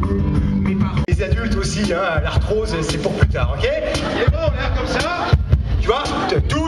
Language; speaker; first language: French; native; French